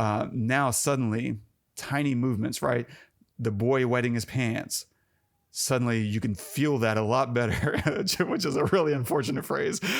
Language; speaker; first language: English; native; English